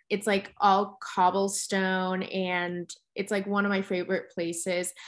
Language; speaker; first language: English; early bilingual, other home language; Spanish